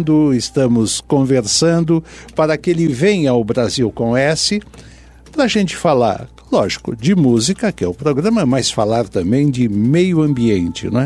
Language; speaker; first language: Portuguese; native; Portuguese